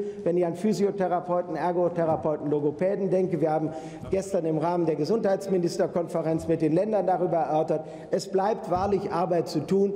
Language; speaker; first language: German; native; German